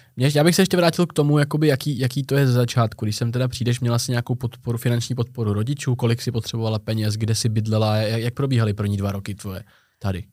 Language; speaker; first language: Czech; native; Czech